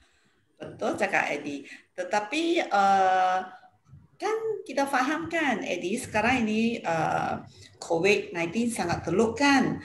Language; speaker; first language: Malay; non-native, local second language; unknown